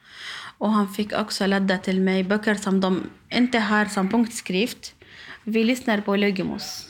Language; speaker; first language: Swedish; non-native, learner; Arabic